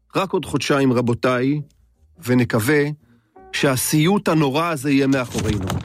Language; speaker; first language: Hebrew; native; Hebrew